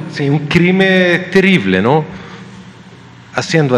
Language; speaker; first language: Spanish; non-native, learner; Swedish